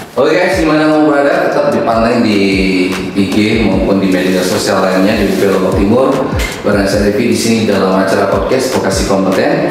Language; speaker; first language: Indonesian; native; Indonesian